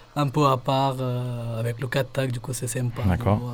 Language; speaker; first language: French; non-native, fluent; Hindi